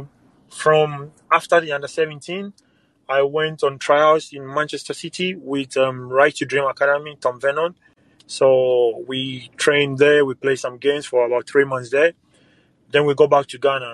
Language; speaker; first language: English; non-native, local second language; Ga